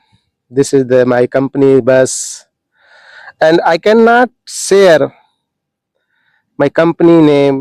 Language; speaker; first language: English; non-native, local second language; Hindi